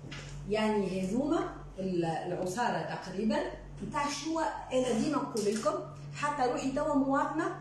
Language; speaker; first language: Arabic; native; Arabic